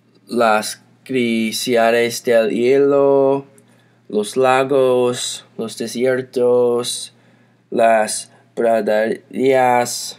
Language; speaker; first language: Spanish; non-native, learner; English